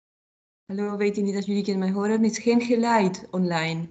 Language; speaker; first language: Dutch; non-native, fluent; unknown